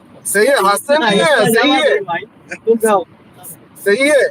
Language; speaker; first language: Hindi; non-native, local second language; Malayalam